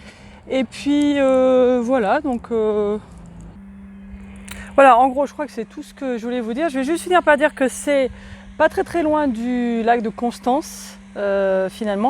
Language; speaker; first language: French; native; French